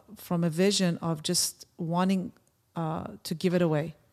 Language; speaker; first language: English; early bilingual, other home language; Persian